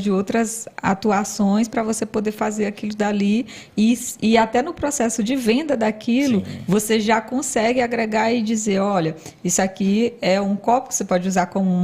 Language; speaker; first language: Portuguese; native; Portuguese